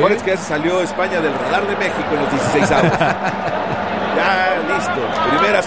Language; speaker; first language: Spanish; native; Spanish